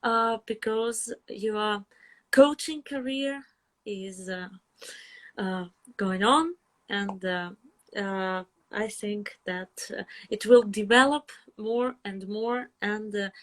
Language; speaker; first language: English; non-native, fluent; Russian